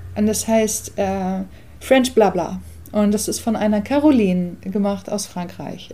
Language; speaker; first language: German; early bilingual, other home language; English